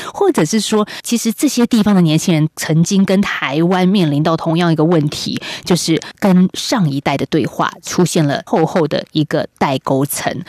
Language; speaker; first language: Chinese; native; Chinese